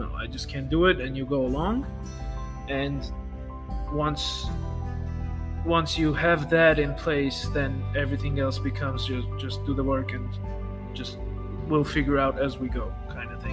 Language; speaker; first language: English; non-native, fluent; Armenian